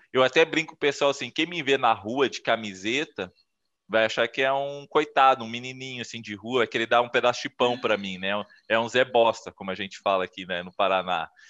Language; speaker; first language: Portuguese; native; Portuguese